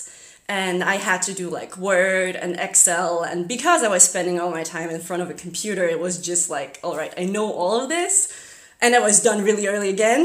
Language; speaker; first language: English; non-native, fluent; German